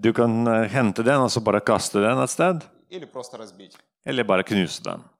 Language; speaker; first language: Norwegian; non-native, fluent; Russian